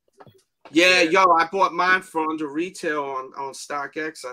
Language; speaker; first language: English; native; English